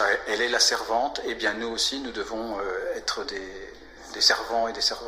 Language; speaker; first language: French; native; French